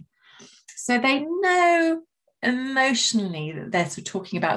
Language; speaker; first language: English; native; English